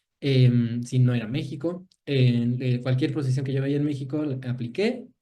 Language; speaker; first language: Spanish; native; Spanish